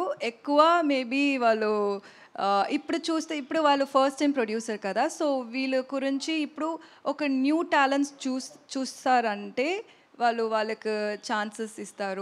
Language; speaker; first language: Telugu; non-native, learner; Tamil